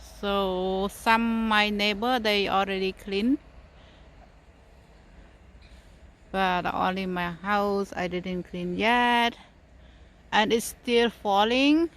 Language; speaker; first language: English; non-native, fluent; Khmer